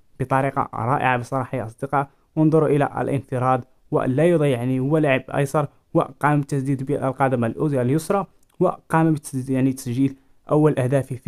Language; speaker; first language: Arabic; native; Arabic